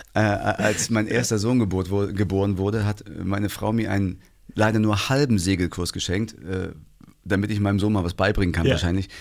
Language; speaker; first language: German; native; German